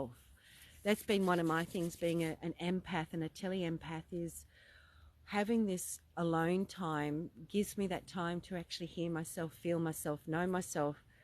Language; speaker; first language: English; native; English